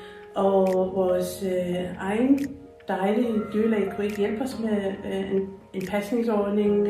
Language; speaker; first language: Danish; non-native, fluent; English